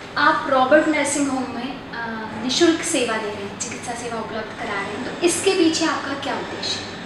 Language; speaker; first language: Hindi; native; Hindi